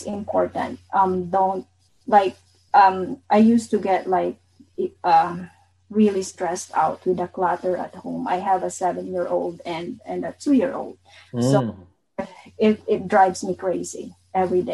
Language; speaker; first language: English; non-native, local second language; Bikol